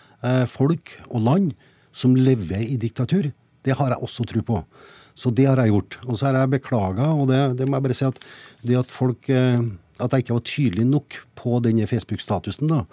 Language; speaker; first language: Norwegian; native; Norwegian